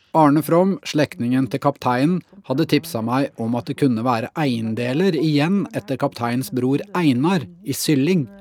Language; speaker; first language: Norwegian; native; Norwegian